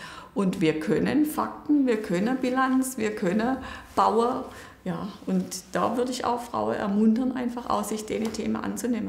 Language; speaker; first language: German; native; German